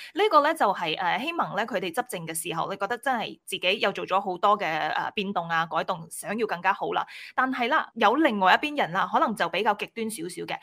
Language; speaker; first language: Cantonese; native; Cantonese